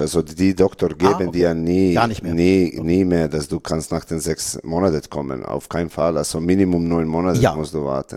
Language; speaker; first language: German; non-native, learner; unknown